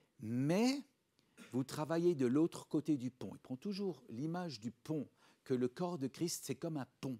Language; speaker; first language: French; native; French